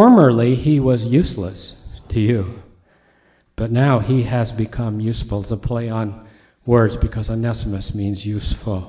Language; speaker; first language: English; native; English